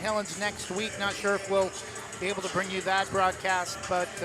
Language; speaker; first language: English; native; English